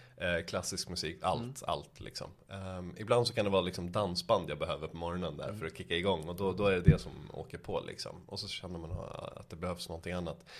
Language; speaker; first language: Swedish; early bilingual, other home language; Persian